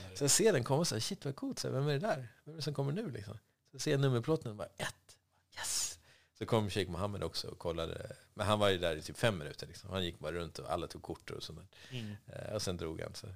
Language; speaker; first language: Swedish; native; Swedish